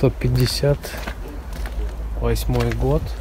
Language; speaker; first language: Russian; native; Russian